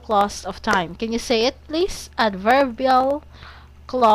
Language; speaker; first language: English; non-native, fluent; Cebuano